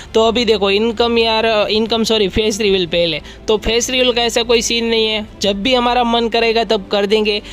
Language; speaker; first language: Hindi; non-native, local second language; Gujarati